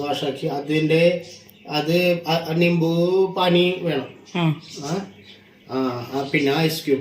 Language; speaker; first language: Malayalam; non-native, learner; Hindi